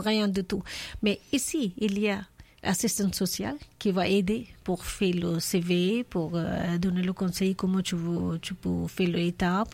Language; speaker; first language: French; non-native, learner; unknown